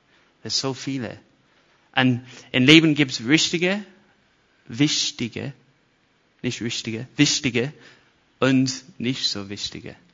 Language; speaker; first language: German; non-native, fluent; English